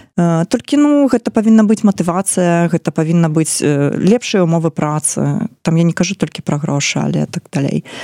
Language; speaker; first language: Belarusian; non-native, local second language; Russian